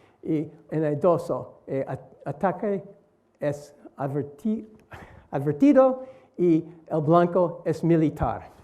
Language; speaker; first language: Spanish; non-native, learner; English